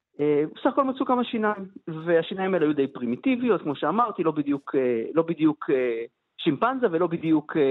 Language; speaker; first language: Hebrew; native; Hebrew